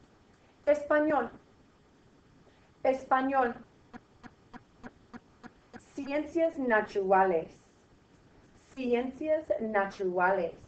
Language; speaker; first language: Spanish; non-native, fluent; English